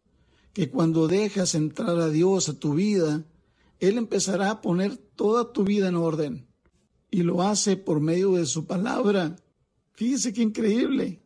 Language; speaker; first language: Spanish; native; Spanish